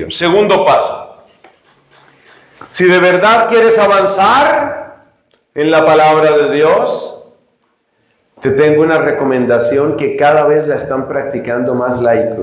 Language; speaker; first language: Spanish; native; Spanish